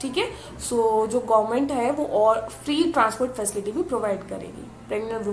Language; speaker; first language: Hindi; native; Hindi